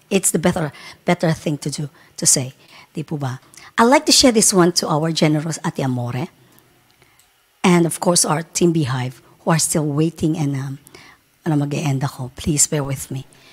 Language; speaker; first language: English; non-native, local second language; Filipino